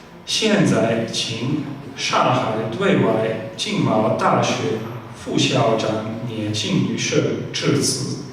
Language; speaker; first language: Chinese; non-native, fluent; Slovenian